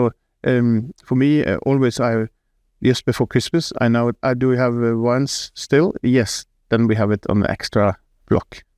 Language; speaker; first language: English; non-native, fluent; Norwegian